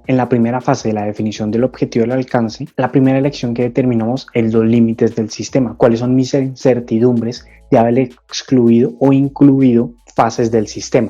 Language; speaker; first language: Spanish; native; Spanish